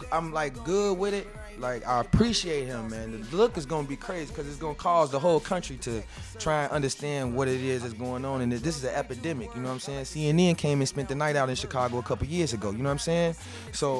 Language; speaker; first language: English; native; English